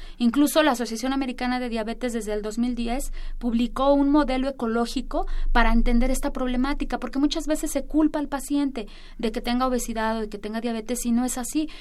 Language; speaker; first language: Spanish; native; Spanish